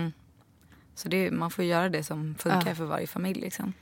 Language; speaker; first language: Swedish; native; Swedish